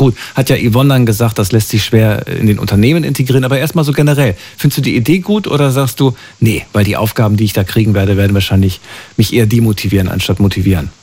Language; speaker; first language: German; native; German